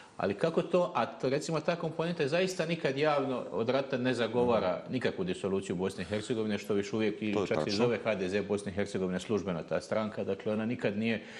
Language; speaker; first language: Bosnian; native; Bosnian